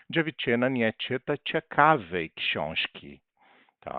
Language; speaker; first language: Polish; non-native, learner; Portuguese